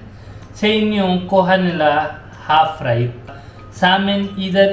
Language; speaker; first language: Filipino; non-native, learner; Hindi